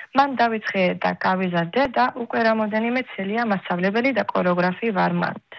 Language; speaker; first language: Georgian; early bilingual, heritage; Georgian